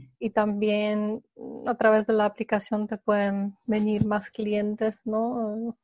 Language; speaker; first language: Spanish; non-native, fluent; Polish